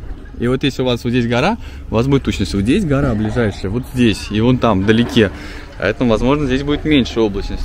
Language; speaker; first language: Russian; native; Russian